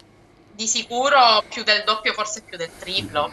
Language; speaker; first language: Italian; native; Italian